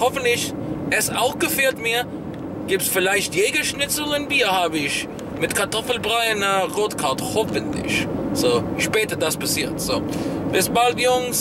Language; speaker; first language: German; non-native, learner; English